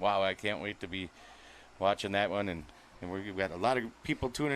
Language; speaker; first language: English; native; English